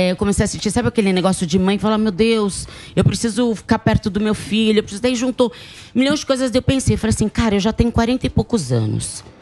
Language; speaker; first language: Portuguese; early bilingual, other home language; Italian